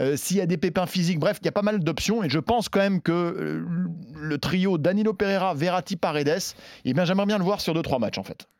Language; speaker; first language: French; native; French